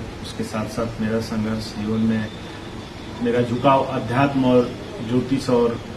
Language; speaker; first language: Hindi; native; Hindi